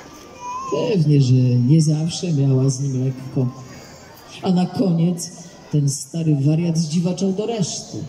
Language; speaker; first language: Polish; native; Polish